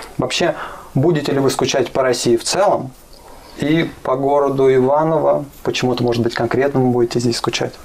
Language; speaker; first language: Russian; native; Russian